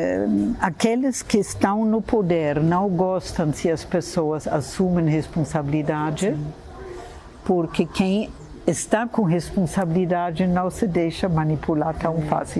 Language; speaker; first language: Portuguese; non-native, fluent; German